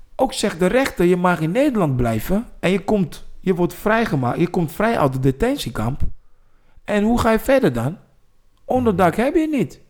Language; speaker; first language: Dutch; non-native, fluent; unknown